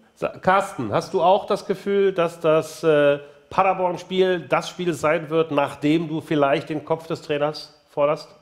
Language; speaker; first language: German; native; German